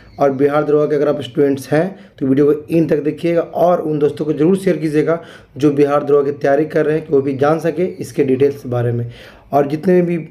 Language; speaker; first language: Hindi; native; Hindi